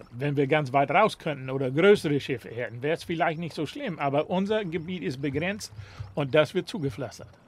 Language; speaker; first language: German; native; German